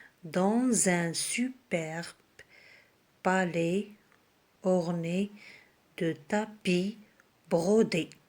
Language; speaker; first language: French; non-native, local second language; Arabic